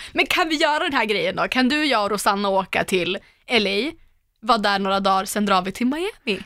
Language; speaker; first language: Swedish; native; Swedish